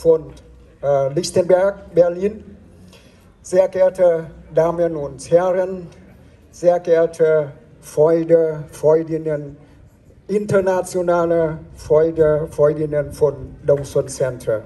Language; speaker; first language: German; non-native, fluent; Vietnamese